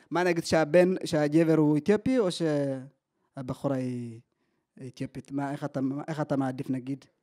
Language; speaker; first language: Hebrew; early bilingual, other home language; Amharic